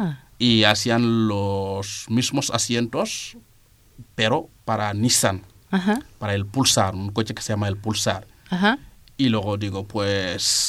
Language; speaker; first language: Spanish; non-native, fluent; Serer